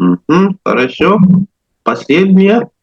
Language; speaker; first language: Russian; non-native, learner; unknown